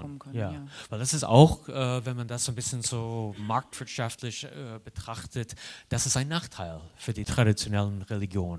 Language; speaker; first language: German; non-native, fluent; English